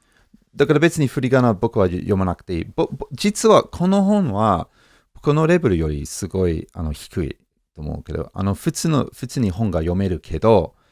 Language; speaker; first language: Japanese; non-native, fluent; English